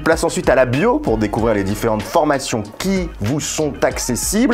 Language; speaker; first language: French; native; French